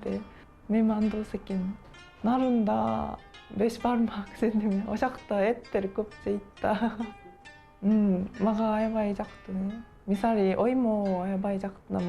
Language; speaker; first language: Kyrgyz; non-native, learner; Japanese